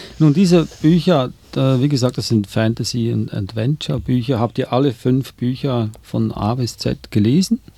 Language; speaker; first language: German; native; German